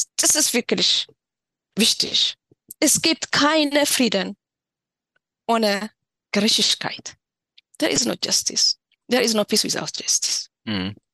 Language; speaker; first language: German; non-native, learner; Tigrinya